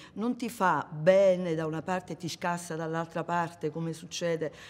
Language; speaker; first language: Italian; native; Italian